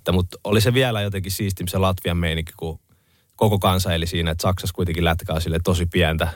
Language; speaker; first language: Finnish; early bilingual, other home language; Estonian